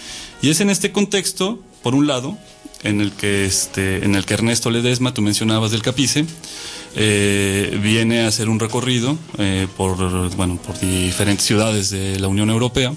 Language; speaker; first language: Spanish; native; Spanish